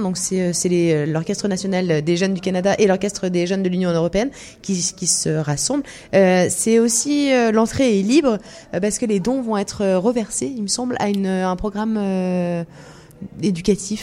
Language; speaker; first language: French; native; French